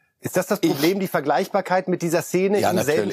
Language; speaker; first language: German; native; German